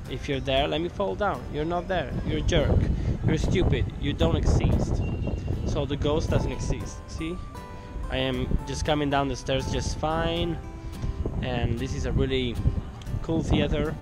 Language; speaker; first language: English; non-native, fluent; Italian